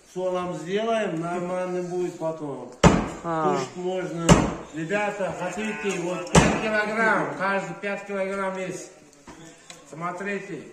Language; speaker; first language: Russian; non-native, local second language; Uzbek